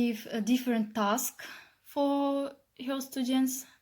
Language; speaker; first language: English; non-native, learner; Kazakh